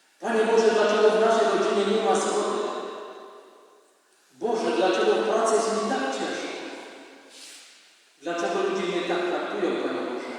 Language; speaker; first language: Polish; non-native, fluent; Indonesian